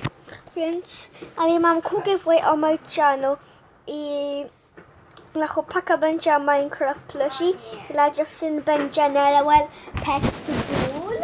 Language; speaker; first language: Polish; early bilingual, heritage; Polish